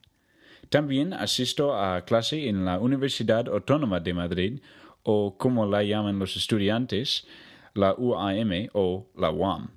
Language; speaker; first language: Spanish; non-native, learner; English